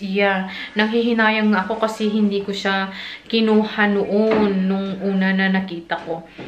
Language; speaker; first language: Filipino; native; Filipino